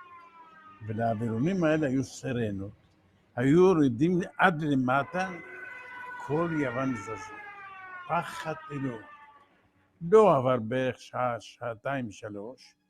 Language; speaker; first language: Hebrew; non-native, fluent; Ladino